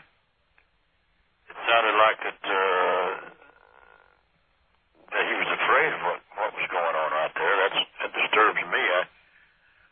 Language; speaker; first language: English; native; English